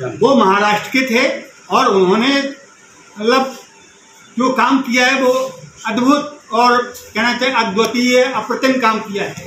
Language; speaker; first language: Hindi; native; Hindi